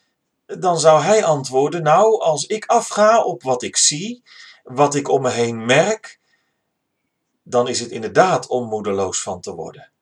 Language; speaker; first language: Dutch; native; Dutch